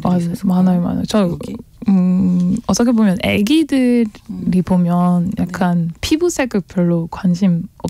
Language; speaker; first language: Korean; non-native, learner; French